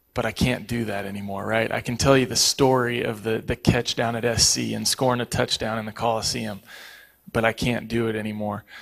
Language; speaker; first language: English; native; English